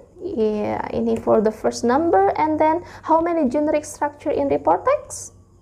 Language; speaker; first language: English; non-native, fluent; Indonesian